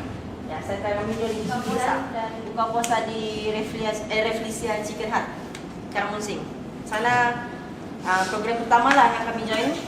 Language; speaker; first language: Malay; native; Malay